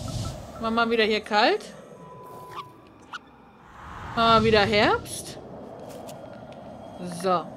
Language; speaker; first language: German; native; German